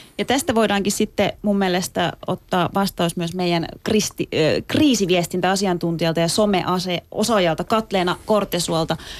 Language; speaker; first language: Finnish; early bilingual, other home language; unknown